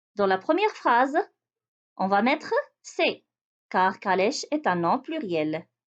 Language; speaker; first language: French; non-native, local second language; Arabic